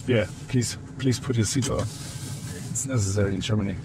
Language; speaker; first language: English; non-native, fluent; German